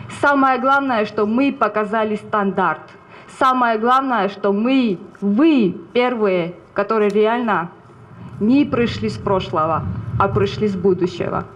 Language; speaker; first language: Russian; non-native, fluent; Georgian